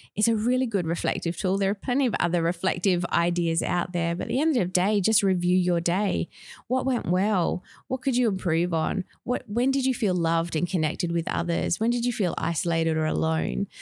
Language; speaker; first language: English; native; English